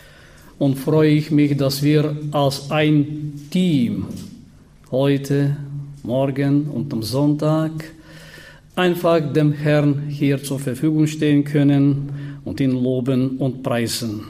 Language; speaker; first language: German; non-native, fluent; Bulgarian